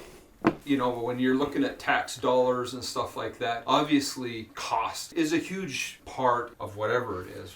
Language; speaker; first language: English; native; English